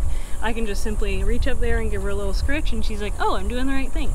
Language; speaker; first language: English; native; English